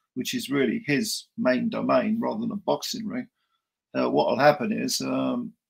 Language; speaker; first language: English; native; English